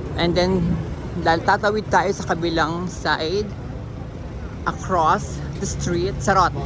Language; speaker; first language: Filipino; native; Filipino